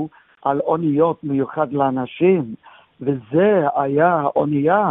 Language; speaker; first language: Hebrew; non-native, fluent; English